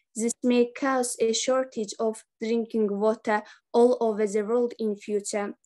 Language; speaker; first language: English; non-native, fluent; Georgian